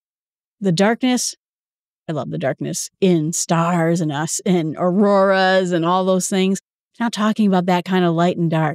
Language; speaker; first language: English; native; English